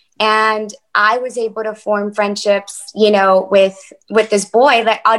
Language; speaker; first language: English; early bilingual, other home language; Spanish